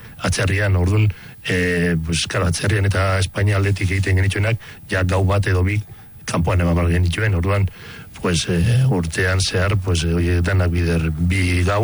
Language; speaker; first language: Basque; non-native, local second language; Spanish